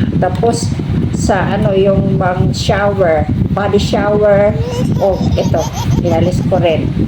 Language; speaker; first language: Filipino; non-native, local second language; Cebuano